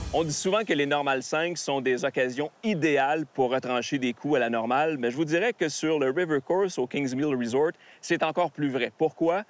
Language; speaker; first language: French; native; French